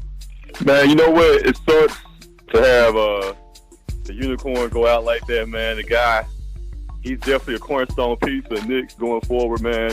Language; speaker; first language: English; native; English